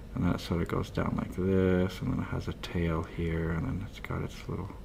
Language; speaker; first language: English; native; English